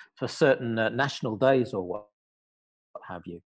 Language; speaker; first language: English; native; English